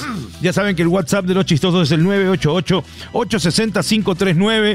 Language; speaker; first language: Spanish; native; Spanish